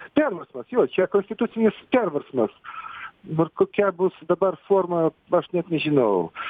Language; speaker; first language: Lithuanian; non-native, fluent; Russian